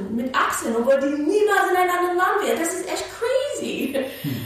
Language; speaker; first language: German; non-native, fluent; English